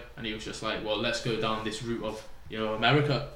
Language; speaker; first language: English; native; English